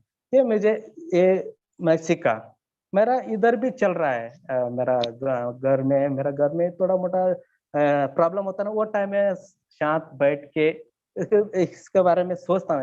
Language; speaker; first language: Hindi; non-native, learner; Kannada